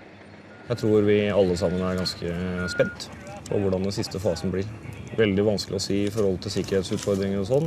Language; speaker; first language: Norwegian; native; Norwegian